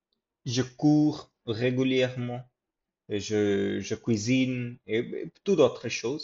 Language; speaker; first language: French; non-native, fluent; English